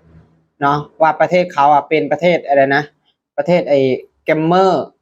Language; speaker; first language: Thai; non-native, local second language; Lao